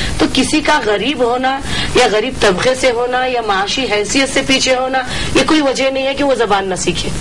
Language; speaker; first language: Urdu; native; Urdu